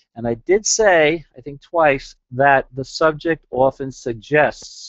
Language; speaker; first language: English; native; English